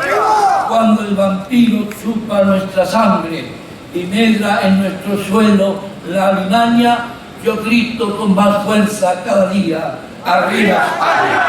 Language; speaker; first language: Spanish; native; Spanish